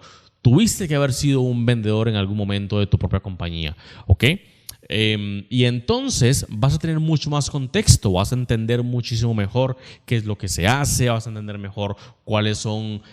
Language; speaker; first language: Spanish; native; Spanish